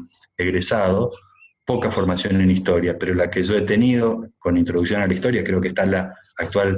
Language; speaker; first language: Spanish; native; Spanish